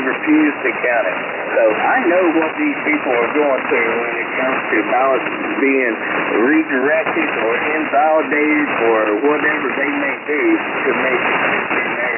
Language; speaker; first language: English; native; English